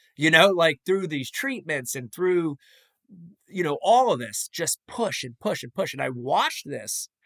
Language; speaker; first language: English; native; English